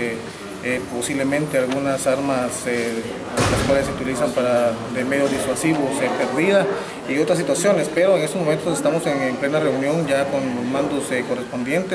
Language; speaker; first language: Spanish; native; Spanish